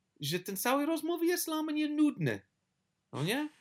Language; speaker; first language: Polish; non-native, learner; English